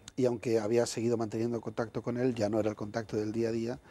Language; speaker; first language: Spanish; native; Spanish